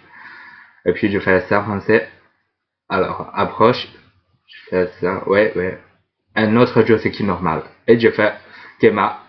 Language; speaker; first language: French; non-native, fluent; Chinese